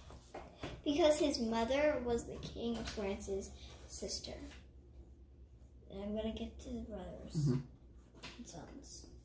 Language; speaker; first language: English; native; English